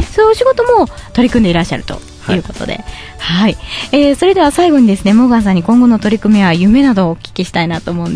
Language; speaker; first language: Japanese; native; Japanese